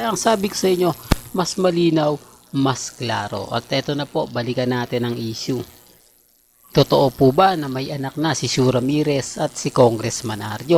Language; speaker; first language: Filipino; native; Filipino